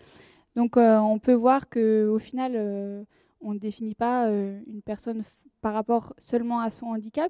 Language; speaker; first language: French; native; French